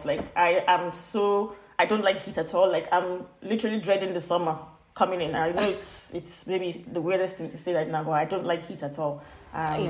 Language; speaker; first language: English; non-native, local second language; Yoruba